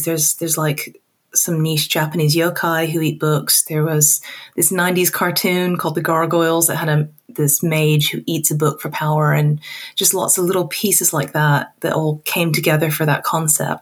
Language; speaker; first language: English; native; English